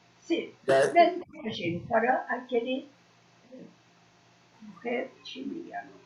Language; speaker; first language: Portuguese; non-native, learner; Persian